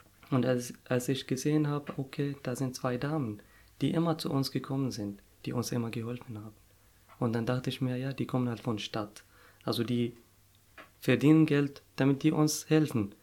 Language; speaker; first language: German; non-native, fluent; Arabic